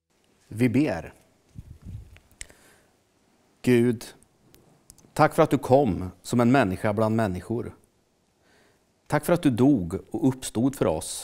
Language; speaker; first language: Swedish; native; Swedish